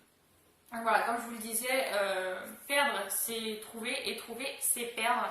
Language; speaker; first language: French; native; French